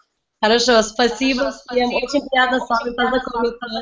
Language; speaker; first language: Russian; early bilingual, heritage; Russian